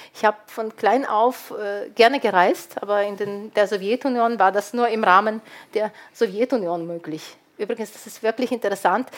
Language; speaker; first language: German; early bilingual, other home language; Ukrainian